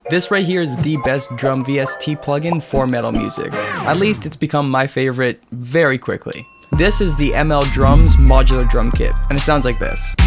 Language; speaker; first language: English; native; English